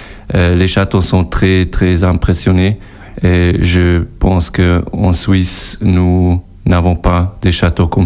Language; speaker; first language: French; non-native, local second language; German